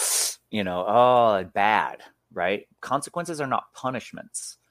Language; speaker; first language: English; native; English